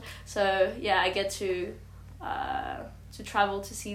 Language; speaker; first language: English; non-native, fluent; French